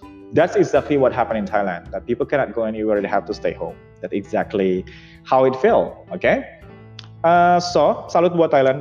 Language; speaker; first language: English; non-native, fluent; Indonesian